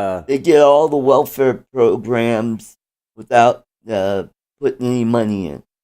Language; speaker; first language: English; native; English